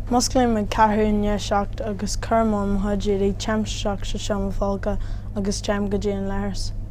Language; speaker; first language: Irish; non-native, local second language; English